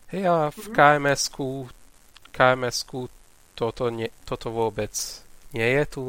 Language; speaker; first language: Slovak; non-native, local second language; Hungarian